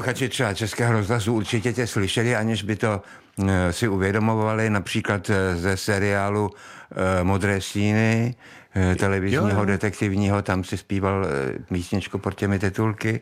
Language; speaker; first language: Czech; native; Czech